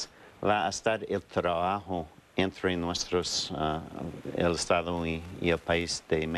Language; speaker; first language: Spanish; non-native, fluent; English